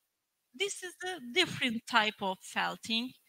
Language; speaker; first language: English; non-native, learner; Turkish